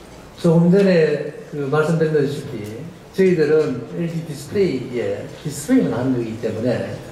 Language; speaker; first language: Korean; native; Korean